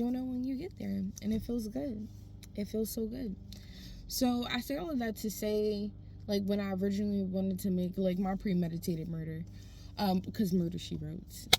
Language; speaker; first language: English; native; English